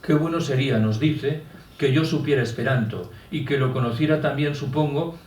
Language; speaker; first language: Spanish; native; Spanish